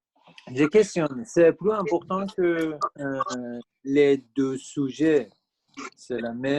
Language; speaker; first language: French; non-native, learner; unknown